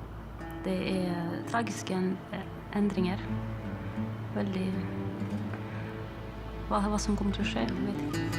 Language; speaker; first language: Norwegian; non-native, fluent; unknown